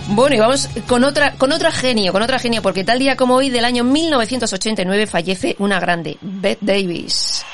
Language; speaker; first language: Spanish; native; Spanish